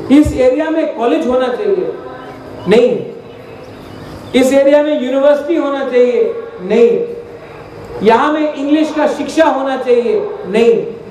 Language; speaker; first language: Hindi; non-native, local second language; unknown